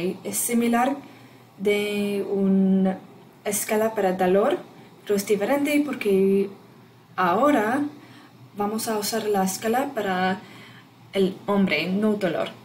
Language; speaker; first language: Spanish; non-native, fluent; English